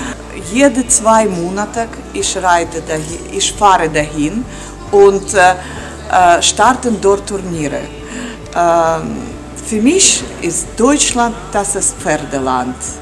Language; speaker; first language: German; non-native, learner; Russian